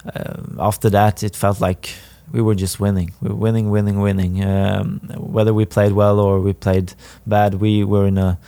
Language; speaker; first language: English; non-native, fluent; Swedish